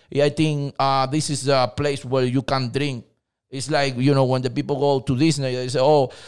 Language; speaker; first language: English; non-native, learner; Spanish